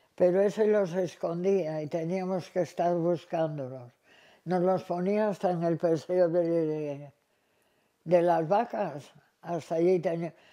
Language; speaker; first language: Spanish; native; Spanish